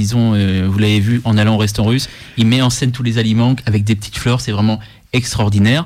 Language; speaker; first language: French; native; French